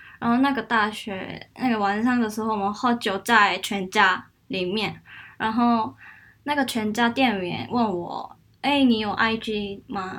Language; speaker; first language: Chinese; non-native, fluent; Korean